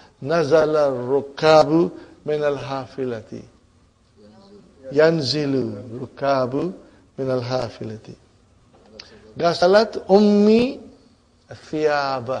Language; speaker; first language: Arabic; non-native, fluent; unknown